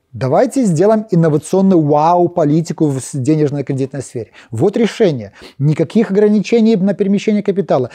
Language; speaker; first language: Russian; non-native, local second language; Polish